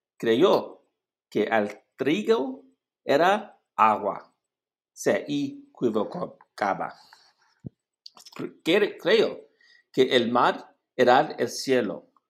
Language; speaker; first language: Spanish; non-native, learner; English